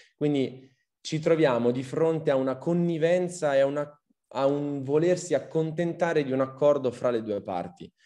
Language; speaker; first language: Italian; early bilingual, other home language; Arabic